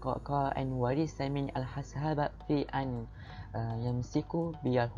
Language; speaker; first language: Arabic; non-native, learner; Malay